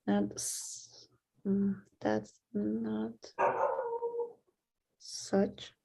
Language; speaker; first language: English; non-native, learner; Spanish